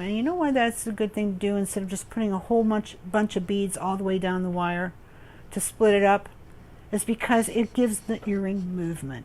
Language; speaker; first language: English; native; English